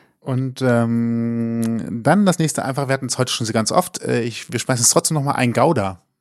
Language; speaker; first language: German; native; German